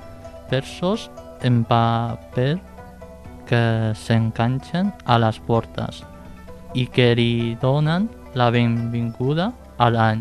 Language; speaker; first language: Catalan; non-native, learner; Chinese